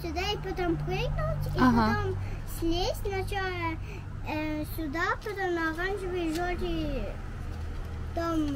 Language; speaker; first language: Russian; early bilingual, heritage; Russian